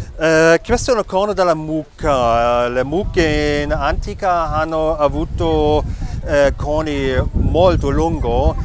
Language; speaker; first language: Italian; non-native, learner; German